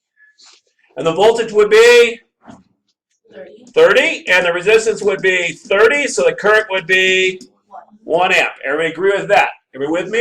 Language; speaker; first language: English; native; English